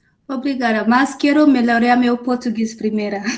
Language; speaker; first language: Portuguese; non-native, learner; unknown